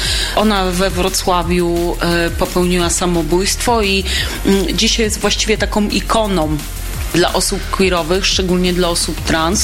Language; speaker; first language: Polish; native; Polish